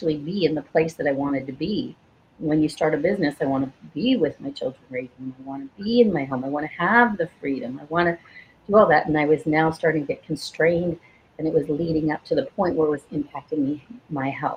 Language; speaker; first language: English; native; English